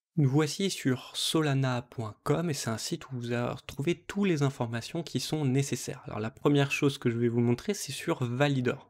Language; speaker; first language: French; native; French